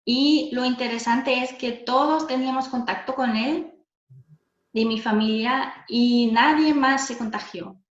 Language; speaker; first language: Spanish; non-native, fluent; German